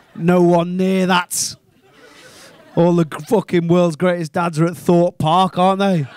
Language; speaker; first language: English; native; English